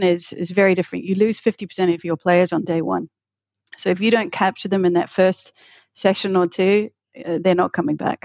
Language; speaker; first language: English; native; English